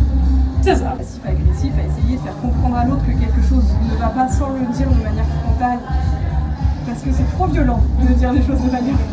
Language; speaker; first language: French; native; French